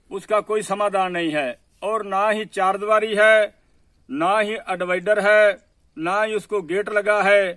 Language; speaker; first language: Hindi; native; Hindi